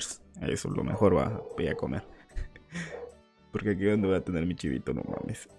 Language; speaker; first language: Spanish; native; Spanish